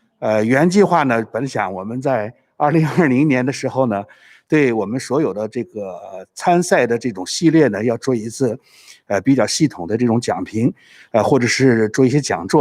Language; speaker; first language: Chinese; native; Chinese